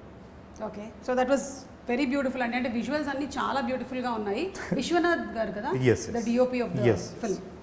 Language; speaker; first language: Telugu; native; Telugu